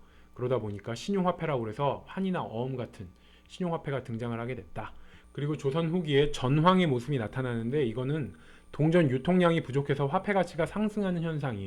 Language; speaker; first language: Korean; native; Korean